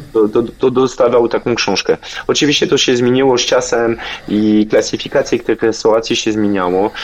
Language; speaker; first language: Polish; non-native, fluent; French